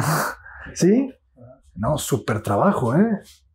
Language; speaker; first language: Spanish; native; Spanish